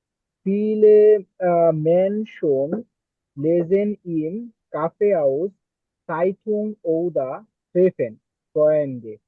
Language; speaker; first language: German; non-native, learner; Bangla